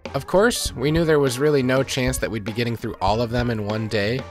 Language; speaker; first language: English; native; English